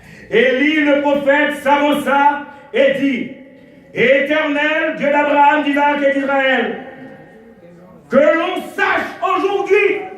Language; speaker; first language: French; non-native, local second language; Haitian Creole